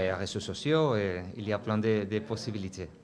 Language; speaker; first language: French; non-native, fluent; Spanish